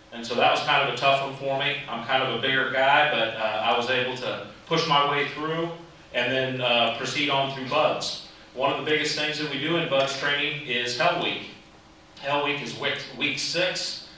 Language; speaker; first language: English; native; English